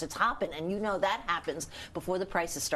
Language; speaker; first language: English; native; English